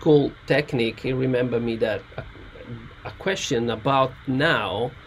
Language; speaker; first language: English; non-native, learner; Italian